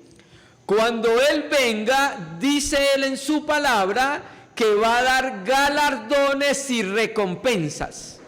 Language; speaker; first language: Spanish; native; Spanish